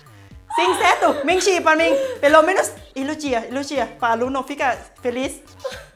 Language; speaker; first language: Portuguese; non-native, learner; Thai